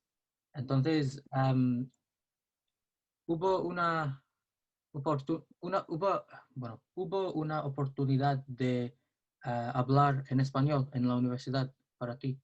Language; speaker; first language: Spanish; non-native, learner; English